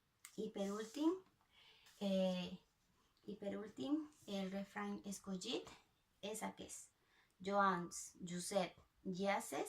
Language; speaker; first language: Catalan; non-native, local second language; Spanish